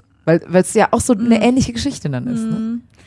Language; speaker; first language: German; native; German